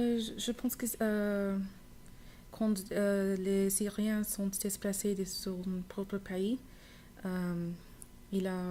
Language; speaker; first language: French; non-native, learner; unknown